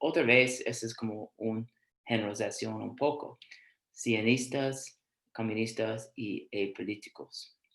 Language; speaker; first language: Spanish; non-native, fluent; English